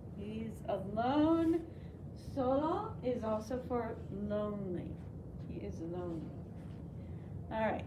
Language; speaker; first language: English; native; English